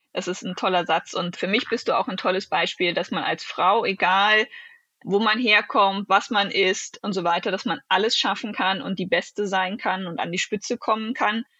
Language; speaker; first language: German; native; German